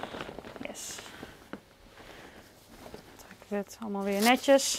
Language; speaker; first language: Dutch; native; Dutch